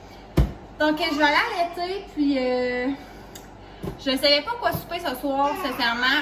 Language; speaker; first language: French; native; French